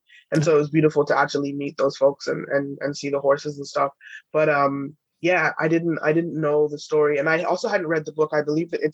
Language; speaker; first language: English; native; English